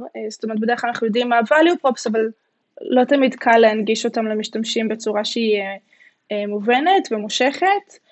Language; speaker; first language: Hebrew; native; Hebrew